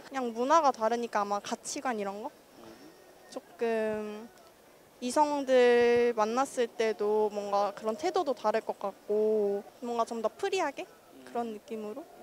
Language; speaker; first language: Korean; native; Korean